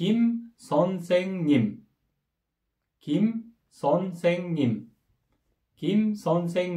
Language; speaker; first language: Korean; non-native, learner; Kyrgyz